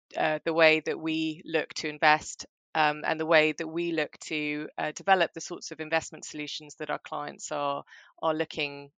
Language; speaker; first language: English; early bilingual, other home language; German